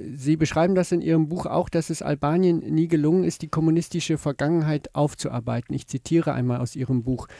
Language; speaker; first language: German; native; German